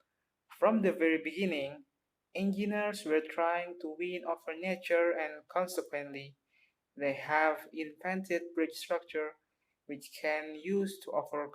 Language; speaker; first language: English; non-native, learner; Indonesian